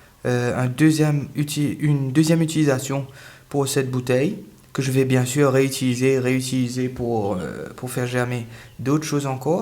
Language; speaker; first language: French; native; French